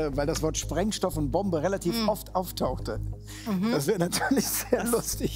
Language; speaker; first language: German; native; German